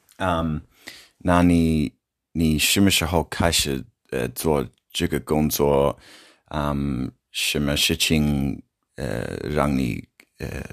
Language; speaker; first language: Chinese; non-native, learner; English